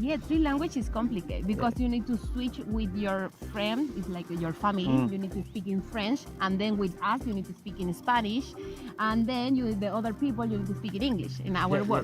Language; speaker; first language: English; non-native, learner; Spanish